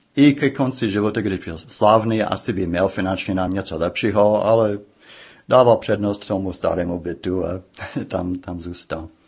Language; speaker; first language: Czech; non-native, fluent; English